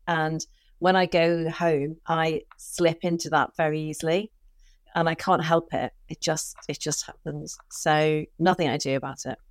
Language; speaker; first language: English; native; English